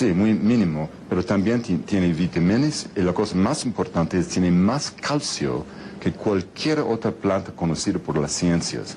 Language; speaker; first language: Spanish; non-native, fluent; English